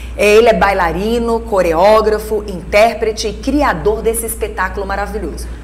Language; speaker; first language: Portuguese; native; Portuguese